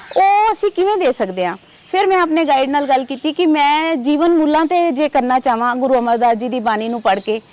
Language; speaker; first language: Punjabi; non-native, local second language; Hindi